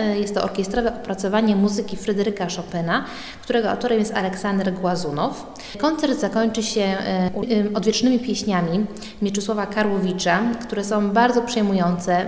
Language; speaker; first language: Polish; native; Polish